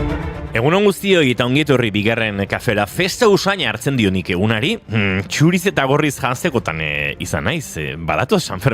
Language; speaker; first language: Basque; native; Basque